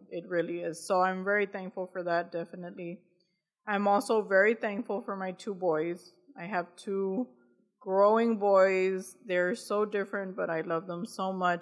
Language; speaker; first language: English; native; English